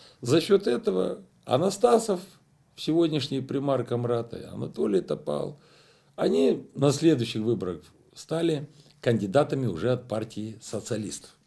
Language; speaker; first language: Russian; non-native, local second language; Romanian